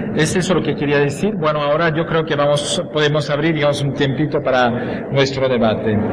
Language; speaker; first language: Spanish; non-native, fluent; French